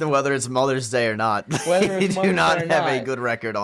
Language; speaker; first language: English; native; English